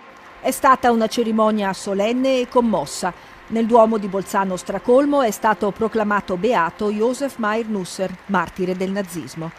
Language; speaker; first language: Italian; native; Italian